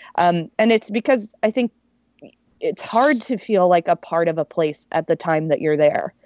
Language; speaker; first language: English; native; English